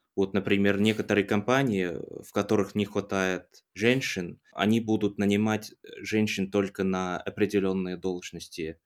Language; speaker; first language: Russian; non-native, fluent; English